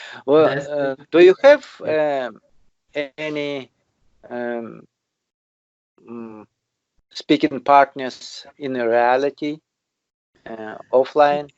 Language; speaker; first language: English; non-native, learner; Russian